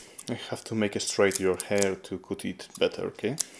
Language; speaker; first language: English; non-native, fluent; Spanish